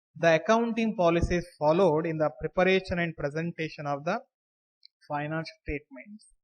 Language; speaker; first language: English; non-native, local second language; Kannada